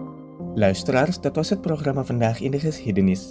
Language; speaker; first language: Dutch; non-native, fluent; Indonesian